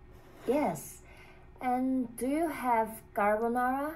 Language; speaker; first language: English; non-native, learner; Korean